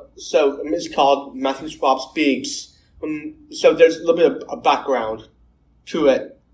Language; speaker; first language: English; native; English